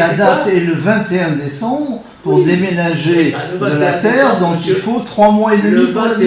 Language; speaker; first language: French; native; French